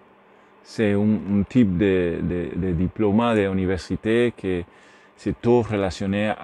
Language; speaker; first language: French; non-native, learner; Spanish